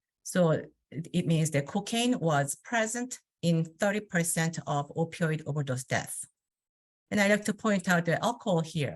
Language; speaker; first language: English; non-native, fluent; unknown